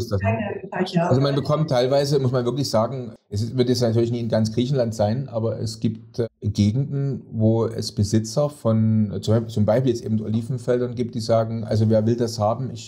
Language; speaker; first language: German; native; German